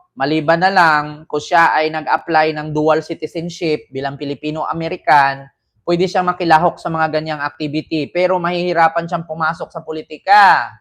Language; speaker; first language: Filipino; native; Filipino